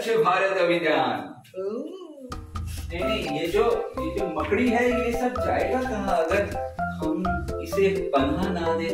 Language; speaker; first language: Hindi; non-native, local second language; Bangla